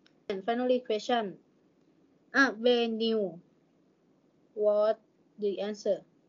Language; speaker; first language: English; non-native, learner; Thai